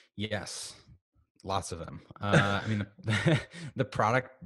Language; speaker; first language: English; native; English